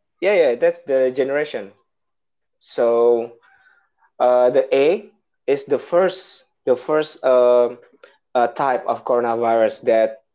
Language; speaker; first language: English; non-native, learner; Indonesian